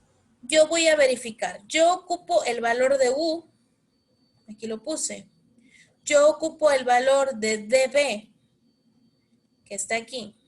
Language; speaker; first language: Spanish; native; Spanish